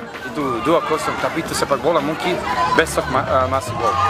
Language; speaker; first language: Indonesian; non-native, learner; Serbian